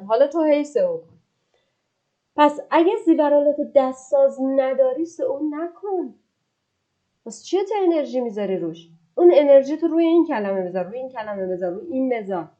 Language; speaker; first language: Persian; native; Persian